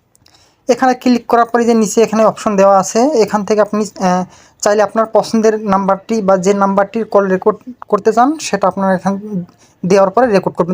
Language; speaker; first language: Bangla; native; Bangla